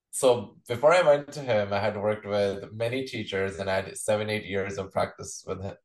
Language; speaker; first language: English; non-native, local second language; Punjabi